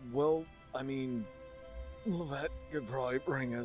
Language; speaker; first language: English; native; English